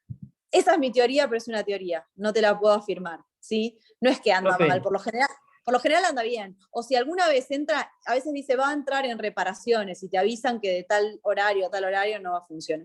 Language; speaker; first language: Spanish; native; Spanish